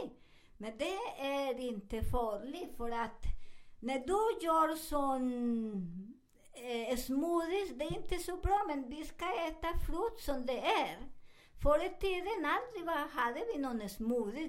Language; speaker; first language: Swedish; non-native, fluent; Spanish